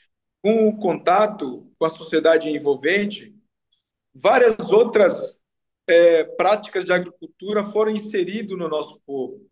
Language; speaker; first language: Portuguese; non-native, local second language; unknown